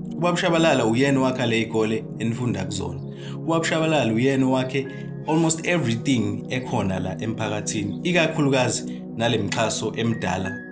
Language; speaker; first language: Zulu; native; Zulu